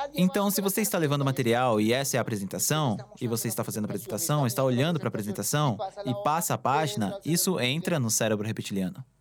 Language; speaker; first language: Portuguese; non-native, fluent; Spanish